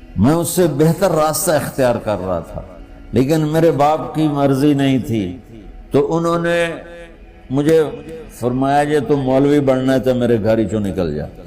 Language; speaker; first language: Urdu; non-native, local second language; Punjabi